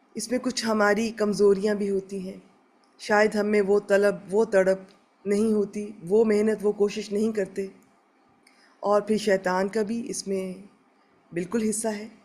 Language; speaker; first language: Urdu; native; Urdu